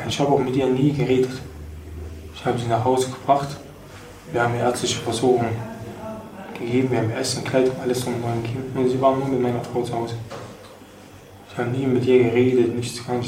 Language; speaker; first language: German; early bilingual, other home language; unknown